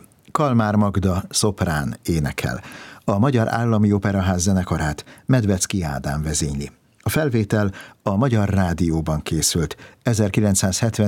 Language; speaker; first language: Hungarian; native; Hungarian